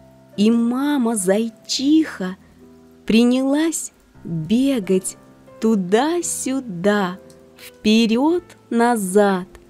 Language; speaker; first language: Russian; native; Russian